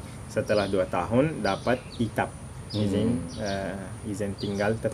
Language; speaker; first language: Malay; non-native, fluent; Arabic